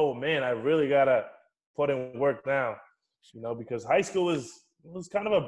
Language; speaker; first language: English; native; English